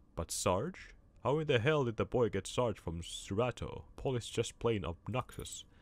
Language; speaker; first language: English; non-native, fluent; Finnish